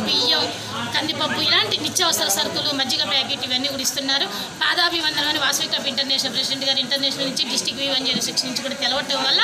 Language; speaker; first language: Telugu; native; Telugu